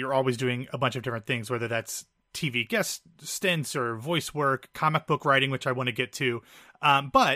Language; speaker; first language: English; native; English